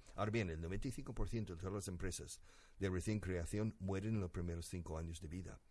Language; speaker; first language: Spanish; non-native, fluent; English